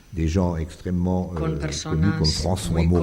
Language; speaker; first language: French; native; French